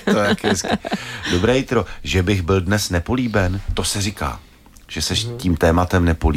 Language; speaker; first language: Czech; native; Czech